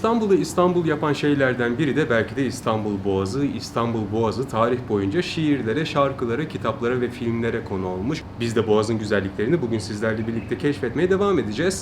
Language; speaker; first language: Turkish; native; Turkish